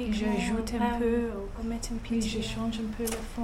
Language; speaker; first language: French; non-native, fluent; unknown